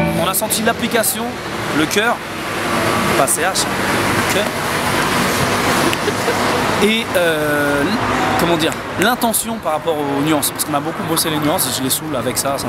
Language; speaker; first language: French; native; French